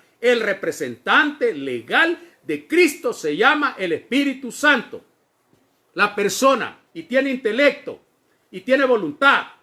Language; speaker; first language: Spanish; native; Spanish